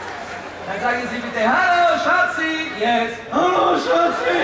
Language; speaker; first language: German; non-native, learner; French